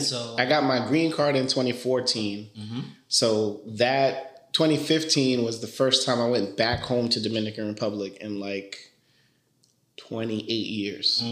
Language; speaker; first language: English; early bilingual, other home language; Spanish